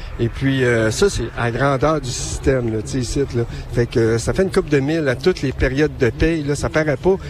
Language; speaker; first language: French; native; French